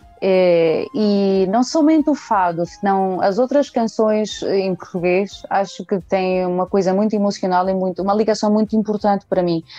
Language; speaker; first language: Portuguese; early bilingual, heritage; Portuguese